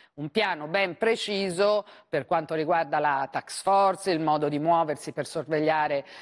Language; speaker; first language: Italian; native; Italian